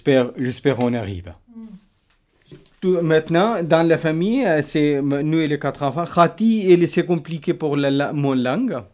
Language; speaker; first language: French; non-native, learner; Kurdish